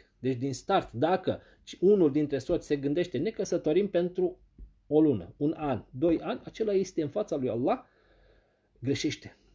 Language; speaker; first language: Romanian; non-native, fluent; Arabic